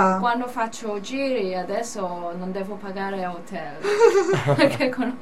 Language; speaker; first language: Italian; non-native, learner; Cantonese